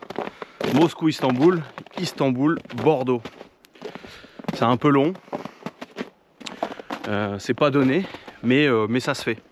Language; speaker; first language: French; native; French